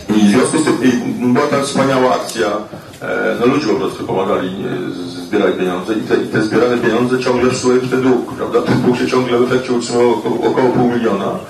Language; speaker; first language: Polish; native; Polish